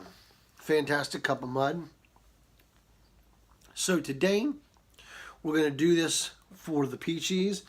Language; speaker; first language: English; native; English